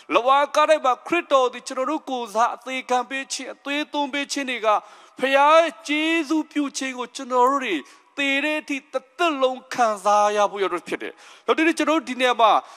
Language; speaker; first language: Burmese; non-native, local second language; S'gaw Karen